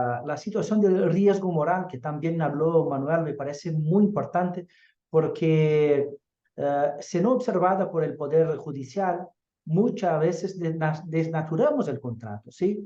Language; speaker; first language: Spanish; non-native, fluent; Portuguese